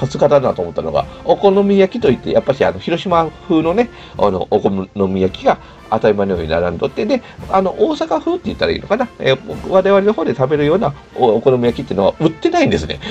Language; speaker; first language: Japanese; native; Japanese